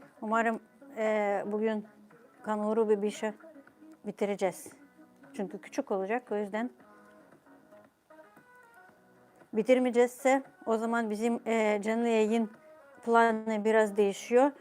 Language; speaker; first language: Turkish; non-native, fluent; Ukrainian